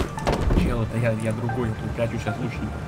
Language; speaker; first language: Russian; native; Russian